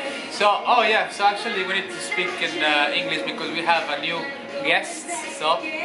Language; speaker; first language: English; non-native, fluent; Spanish